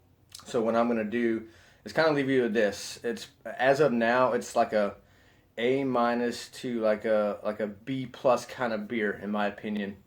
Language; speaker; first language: English; native; English